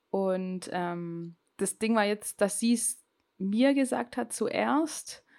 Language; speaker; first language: German; native; German